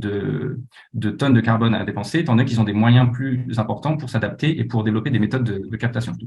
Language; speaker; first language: French; native; French